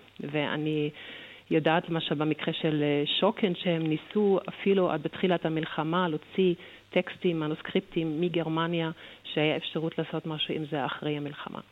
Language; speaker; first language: Hebrew; non-native, fluent; German